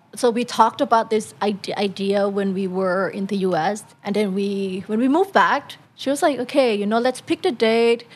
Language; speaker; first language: English; non-native, fluent; Thai